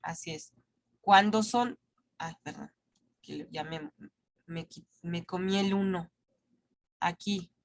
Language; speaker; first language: Spanish; native; Spanish